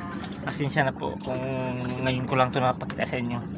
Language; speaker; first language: Filipino; non-native, local second language; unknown